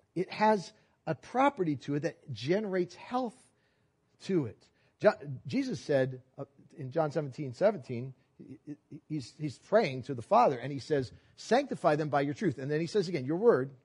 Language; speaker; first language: English; native; English